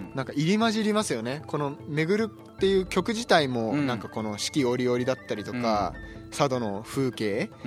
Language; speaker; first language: Japanese; native; Japanese